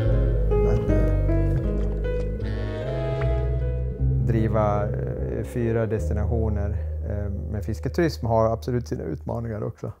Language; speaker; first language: Swedish; native; Swedish